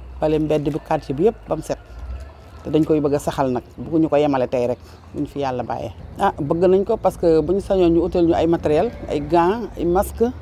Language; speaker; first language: Wolof; native; Wolof